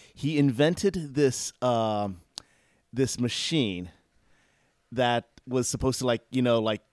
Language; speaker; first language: English; native; English